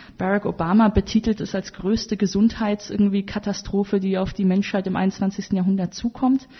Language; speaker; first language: German; native; German